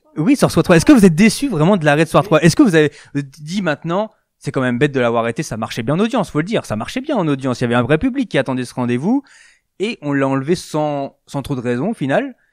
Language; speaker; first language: French; native; French